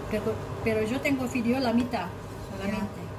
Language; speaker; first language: Spanish; non-native, local second language; Indonesian